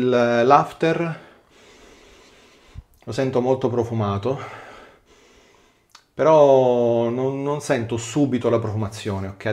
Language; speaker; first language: Italian; native; Italian